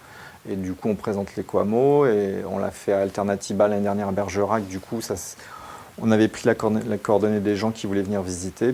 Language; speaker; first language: French; native; French